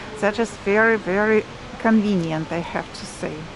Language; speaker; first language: English; non-native, fluent; Russian